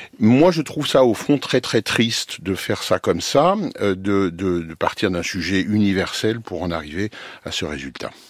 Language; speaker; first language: French; native; French